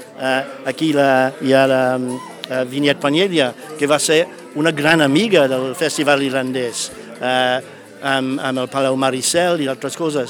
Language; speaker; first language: Catalan; non-native, fluent; English